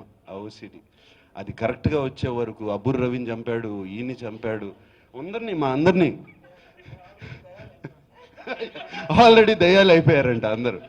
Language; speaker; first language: Telugu; native; Telugu